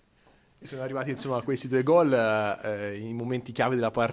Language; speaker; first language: Italian; native; Italian